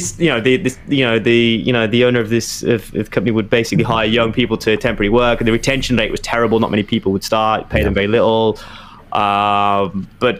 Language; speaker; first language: English; native; English